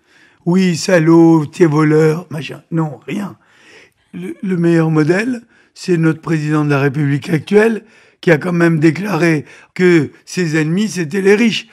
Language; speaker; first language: French; native; French